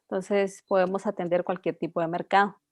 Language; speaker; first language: Spanish; native; Spanish